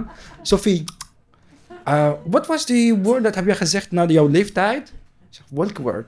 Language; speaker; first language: Dutch; non-native, learner; Arabic